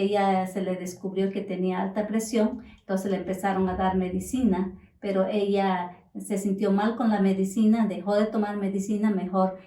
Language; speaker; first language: Spanish; native; Spanish